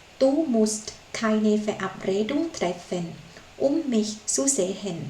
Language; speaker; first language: German; non-native, learner; Thai